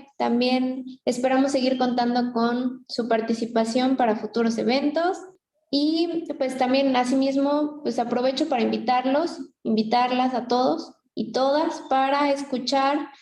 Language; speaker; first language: Spanish; native; Spanish